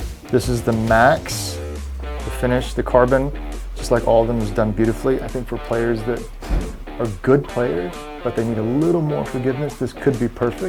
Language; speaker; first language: English; native; English